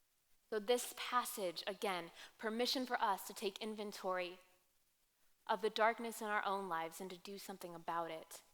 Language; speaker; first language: English; native; English